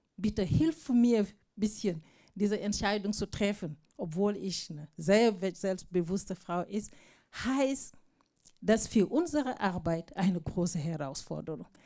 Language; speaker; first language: German; non-native, fluent; Fula